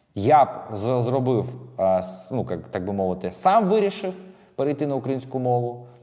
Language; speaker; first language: Ukrainian; non-native, local second language; Russian